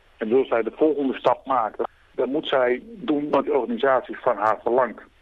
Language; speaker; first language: Dutch; native; Dutch